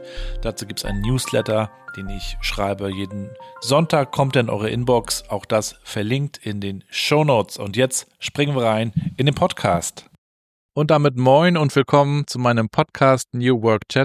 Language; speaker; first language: German; native; German